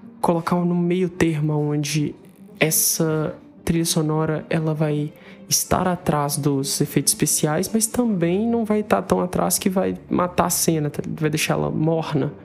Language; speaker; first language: Portuguese; native; Portuguese